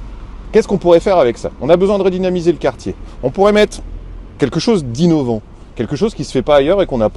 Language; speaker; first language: French; native; French